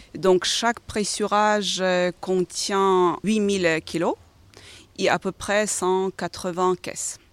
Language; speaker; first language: French; non-native, fluent; Ukrainian